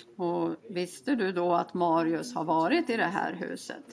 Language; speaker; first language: Swedish; native; Swedish